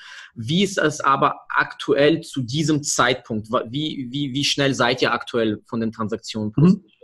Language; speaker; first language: German; native; German